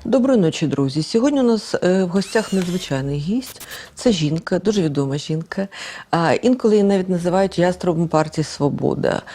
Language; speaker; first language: Ukrainian; non-native, local second language; Russian